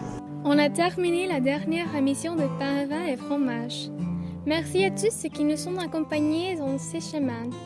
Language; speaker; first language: French; non-native, fluent; Spanish